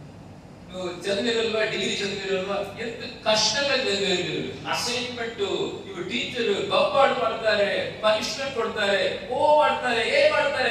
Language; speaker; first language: Kannada; non-native, local second language; Telugu